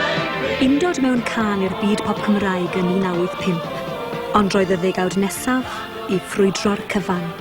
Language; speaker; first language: Welsh; native; Welsh